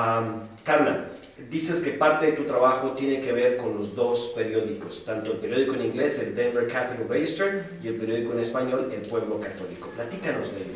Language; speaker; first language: Spanish; native; Spanish